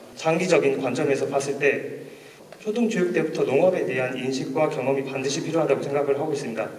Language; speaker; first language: Korean; native; Korean